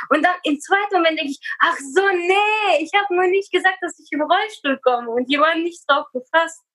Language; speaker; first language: German; early bilingual, other home language; Russian